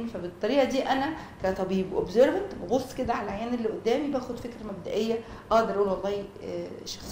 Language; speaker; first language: Arabic; native; Arabic